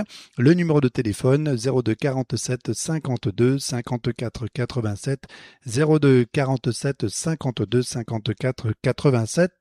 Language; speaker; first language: French; native; French